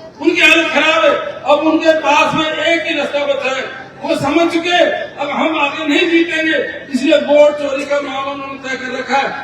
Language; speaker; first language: Hindi; native; Hindi